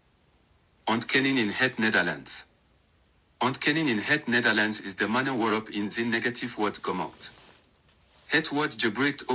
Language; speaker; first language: Dutch; non-native, learner; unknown